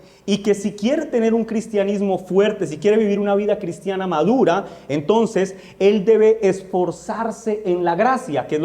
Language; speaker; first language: Spanish; native; Spanish